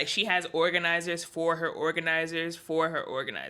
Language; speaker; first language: English; native; English